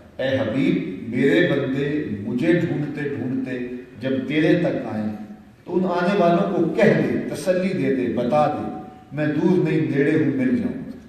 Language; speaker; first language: Urdu; non-native, local second language; Punjabi